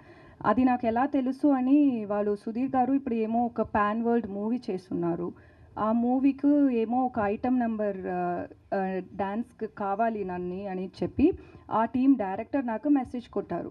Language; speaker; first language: Telugu; non-native, learner; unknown